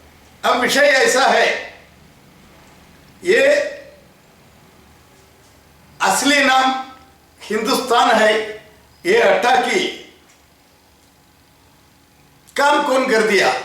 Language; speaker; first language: Hindi; non-native, local second language; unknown